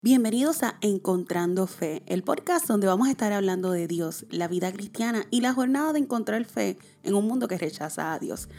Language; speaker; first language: Spanish; early bilingual, heritage; Spanish